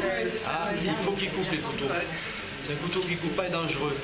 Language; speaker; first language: French; native; French